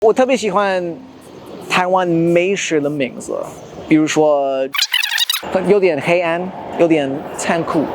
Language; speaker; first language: Chinese; non-native, fluent; English